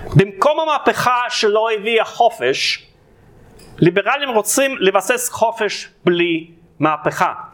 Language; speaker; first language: Hebrew; non-native, fluent; Russian